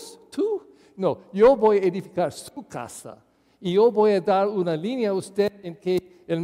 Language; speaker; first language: Spanish; non-native, fluent; English